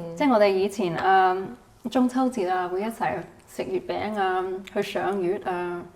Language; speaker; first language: Cantonese; early bilingual, heritage; Cantonese